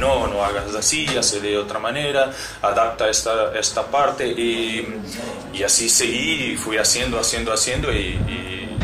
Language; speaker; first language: Spanish; non-native, learner; Portuguese